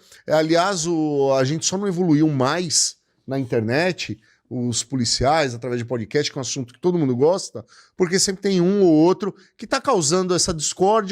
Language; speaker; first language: Portuguese; native; Portuguese